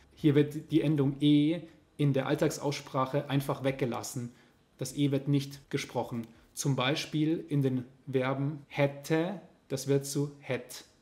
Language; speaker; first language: German; native; German